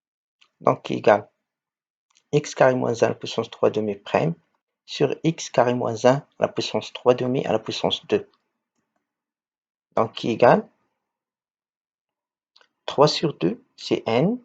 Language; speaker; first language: French; non-native, local second language; Arabic